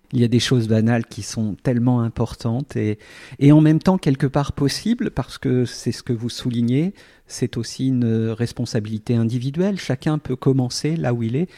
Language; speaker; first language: French; native; French